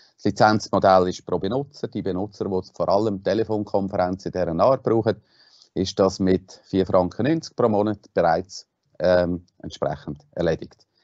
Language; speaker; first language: German; native; German